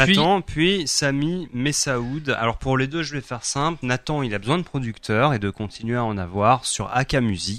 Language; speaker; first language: French; native; French